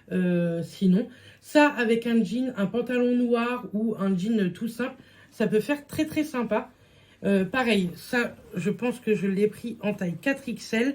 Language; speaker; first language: French; native; French